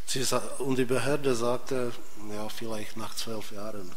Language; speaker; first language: German; non-native, fluent; Czech